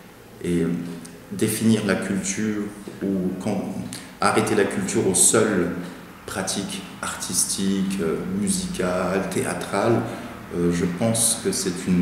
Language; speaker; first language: French; native; French